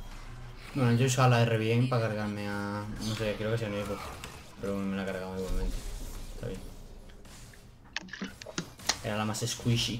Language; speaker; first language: Spanish; native; Spanish